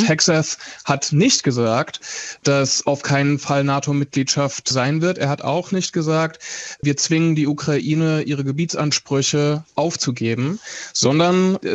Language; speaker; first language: German; native; German